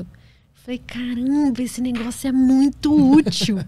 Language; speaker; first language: Portuguese; native; Portuguese